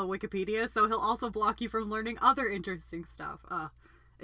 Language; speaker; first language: English; native; English